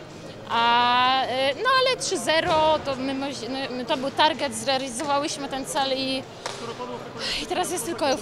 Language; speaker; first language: Polish; native; Polish